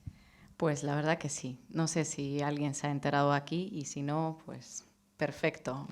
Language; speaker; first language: Spanish; non-native, fluent; Russian